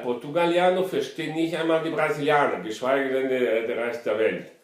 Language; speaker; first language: German; non-native, fluent; Portuguese